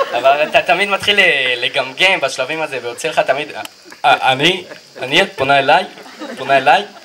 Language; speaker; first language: Hebrew; native; Hebrew